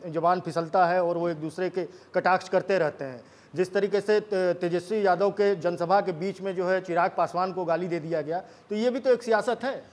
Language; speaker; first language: Hindi; native; Hindi